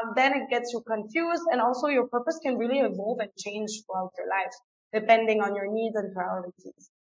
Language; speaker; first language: English; non-native, fluent; French